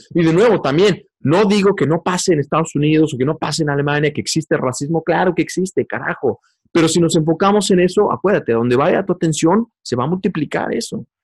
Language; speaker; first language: Spanish; native; Spanish